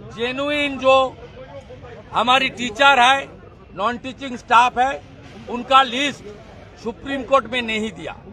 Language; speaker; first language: Hindi; non-native, local second language; Bangla